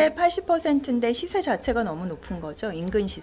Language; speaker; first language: Korean; native; Korean